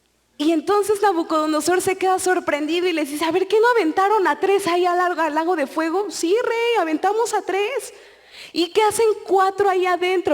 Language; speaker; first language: Spanish; native; Spanish